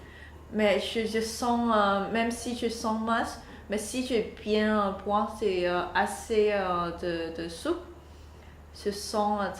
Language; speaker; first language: French; non-native, learner; Chinese